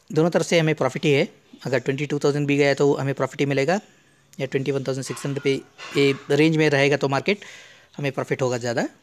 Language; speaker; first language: Hindi; non-native, local second language; Kannada